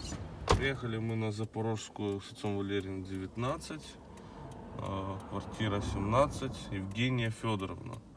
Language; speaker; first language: Russian; native; Russian